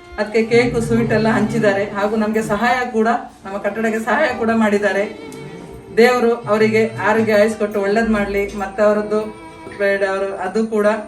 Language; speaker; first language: Kannada; native; Kannada